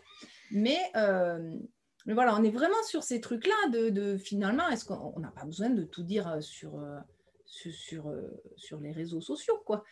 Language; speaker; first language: French; native; French